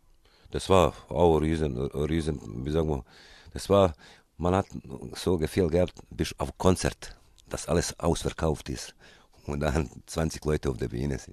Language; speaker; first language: German; non-native, fluent; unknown